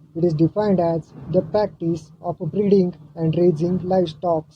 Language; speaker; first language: English; non-native, local second language; Marathi